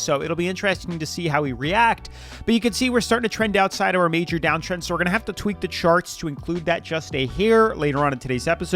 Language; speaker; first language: English; native; English